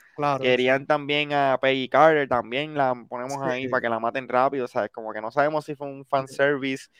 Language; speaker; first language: Spanish; native; Spanish